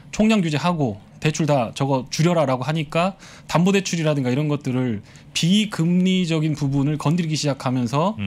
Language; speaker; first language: Korean; native; Korean